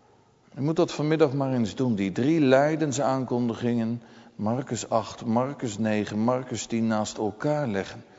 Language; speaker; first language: Dutch; native; Dutch